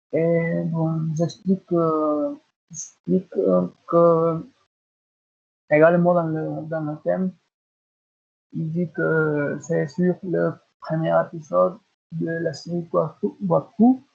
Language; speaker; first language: French; non-native, learner; Spanish